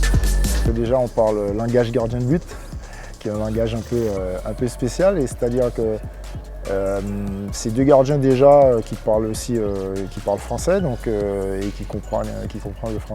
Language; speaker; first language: French; native; French